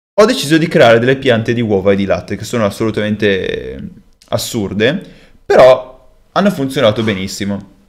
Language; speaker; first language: Italian; native; Italian